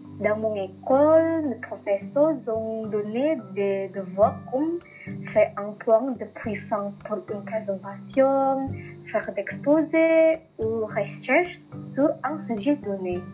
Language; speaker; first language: French; non-native, learner; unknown